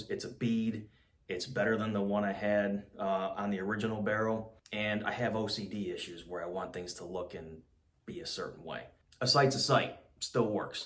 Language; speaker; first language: English; native; English